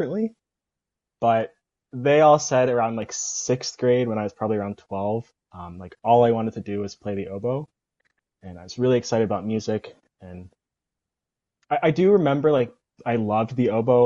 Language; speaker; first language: English; native; English